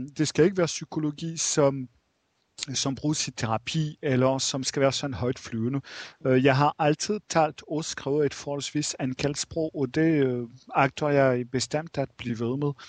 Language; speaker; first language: Danish; non-native, fluent; French